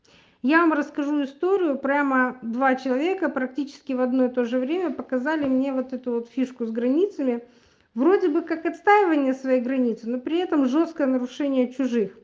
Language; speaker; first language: Russian; native; Russian